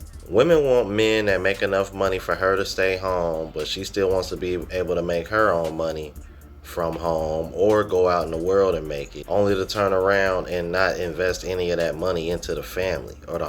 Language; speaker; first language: English; native; English